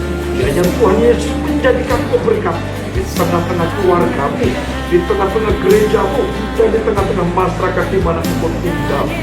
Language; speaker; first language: Indonesian; native; Indonesian